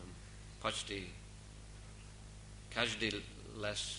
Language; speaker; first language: Russian; non-native, fluent; English